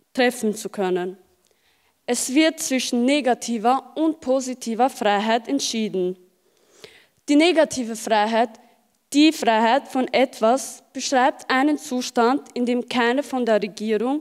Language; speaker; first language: German; early bilingual, other home language; Albanian